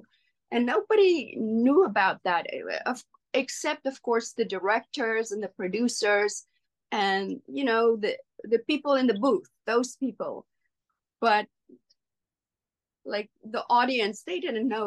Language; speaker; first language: English; non-native, local second language; Afrikaans